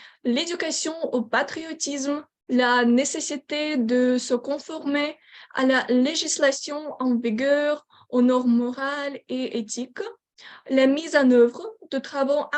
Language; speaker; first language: French; non-native, learner; Ukrainian